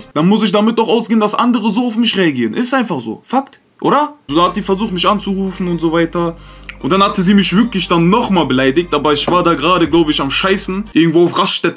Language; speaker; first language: German; early bilingual, other home language; Turkish